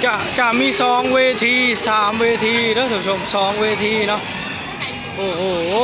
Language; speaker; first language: Thai; native; Thai